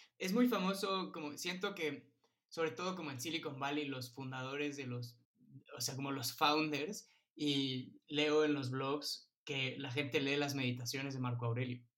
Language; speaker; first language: Spanish; native; Spanish